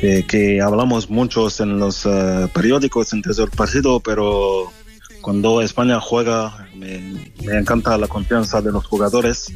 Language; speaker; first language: Spanish; non-native, fluent; French